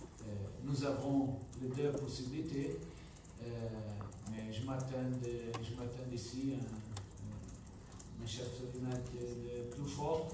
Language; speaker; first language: French; non-native, fluent; Portuguese